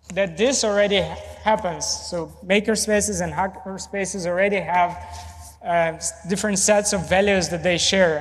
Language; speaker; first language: English; non-native, fluent; Romanian